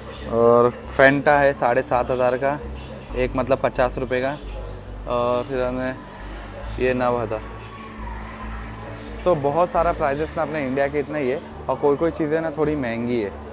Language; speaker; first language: Hindi; native; Hindi